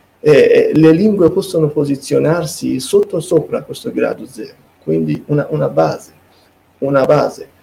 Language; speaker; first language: Italian; non-native, fluent; Persian